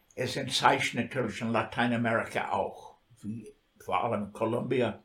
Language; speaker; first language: German; non-native, fluent; English